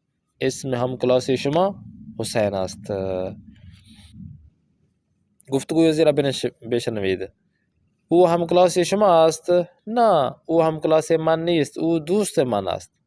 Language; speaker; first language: Persian; non-native, fluent; Urdu